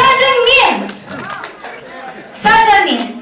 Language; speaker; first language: Korean; non-native, learner; Filipino